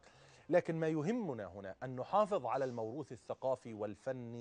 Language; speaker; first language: Arabic; native; Arabic